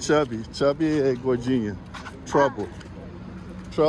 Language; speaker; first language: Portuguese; non-native, learner; English